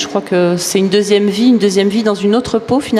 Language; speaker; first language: French; native; French